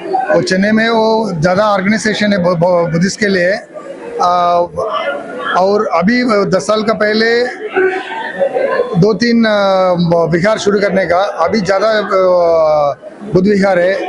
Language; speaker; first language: Hindi; non-native, local second language; Tamil